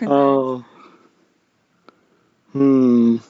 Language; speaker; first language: Korean; non-native, learner; English